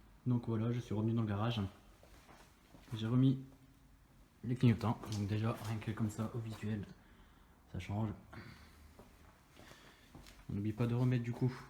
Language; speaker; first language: French; native; French